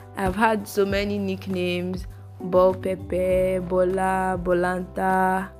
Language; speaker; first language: English; non-native, local second language; Yoruba